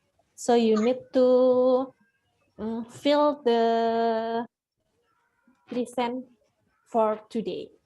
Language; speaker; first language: English; non-native, fluent; Indonesian